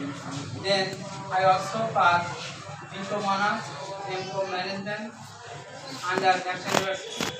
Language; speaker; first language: English; non-native, local second language; Bangla